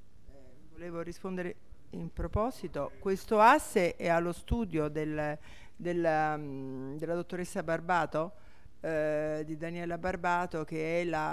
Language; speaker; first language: Italian; native; Italian